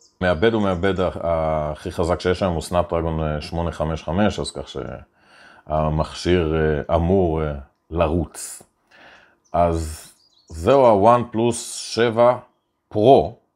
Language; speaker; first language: Hebrew; native; Hebrew